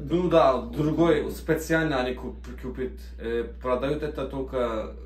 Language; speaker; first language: Russian; non-native, learner; Turkish